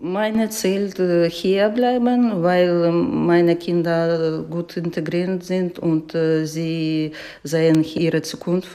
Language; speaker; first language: German; non-native, learner; Ukrainian